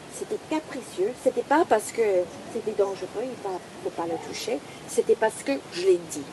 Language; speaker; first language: French; non-native, fluent; English